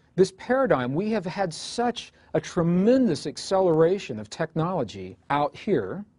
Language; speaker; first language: English; native; English